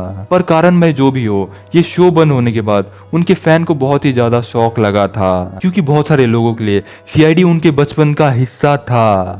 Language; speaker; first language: Hindi; non-native, local second language; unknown